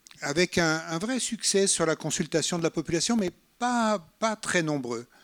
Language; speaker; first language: French; native; French